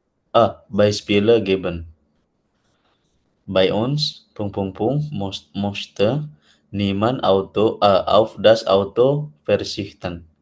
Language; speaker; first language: German; non-native, learner; Indonesian